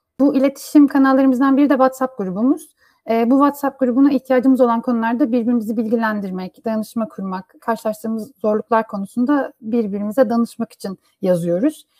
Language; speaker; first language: Turkish; native; Turkish